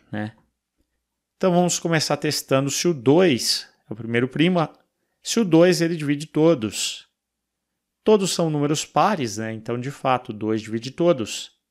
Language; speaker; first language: Portuguese; native; Portuguese